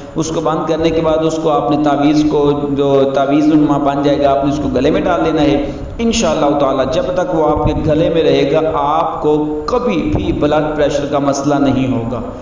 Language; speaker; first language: Urdu; non-native, local second language; Punjabi